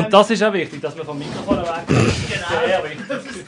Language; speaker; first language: German; native; German